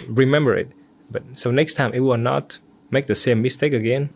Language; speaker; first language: English; non-native, fluent; Vietnamese